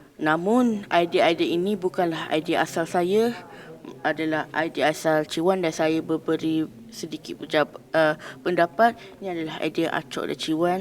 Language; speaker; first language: Malay; native; Malay